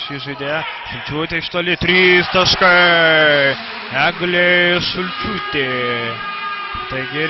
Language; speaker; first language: Lithuanian; native; Lithuanian